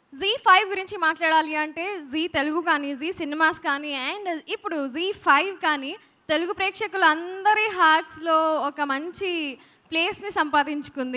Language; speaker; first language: Telugu; native; Telugu